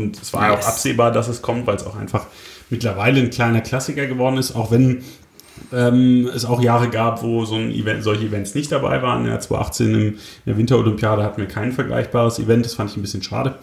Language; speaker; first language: German; native; German